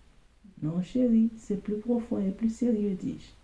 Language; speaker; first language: French; non-native, local second language; Haitian Creole